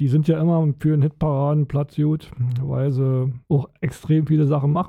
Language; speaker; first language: German; native; German